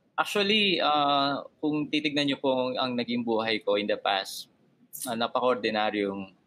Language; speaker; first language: Filipino; native; Filipino